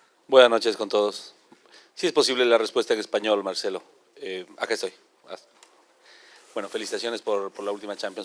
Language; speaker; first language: Spanish; native; Spanish